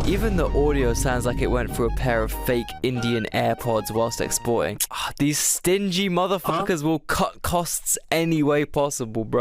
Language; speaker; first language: English; native; English